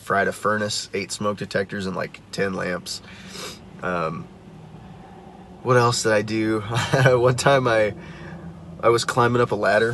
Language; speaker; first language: English; native; English